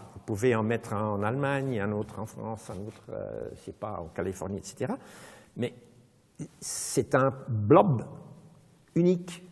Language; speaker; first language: French; non-native, local second language; Dutch